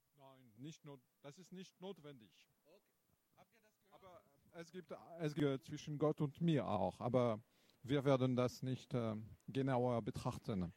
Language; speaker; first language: German; non-native, fluent; French